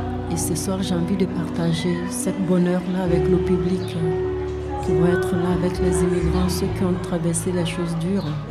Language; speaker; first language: French; non-native, local second language; Bambara